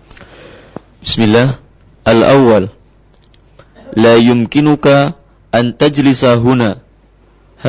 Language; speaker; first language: Arabic; non-native, learner; Indonesian